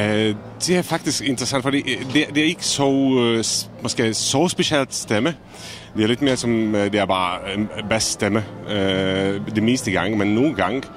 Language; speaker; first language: Danish; non-native, fluent; Czech